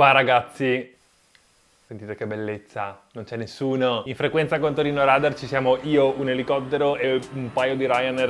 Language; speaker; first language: Italian; native; Italian